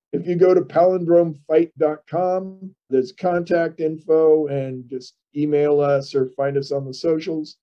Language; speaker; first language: English; native; English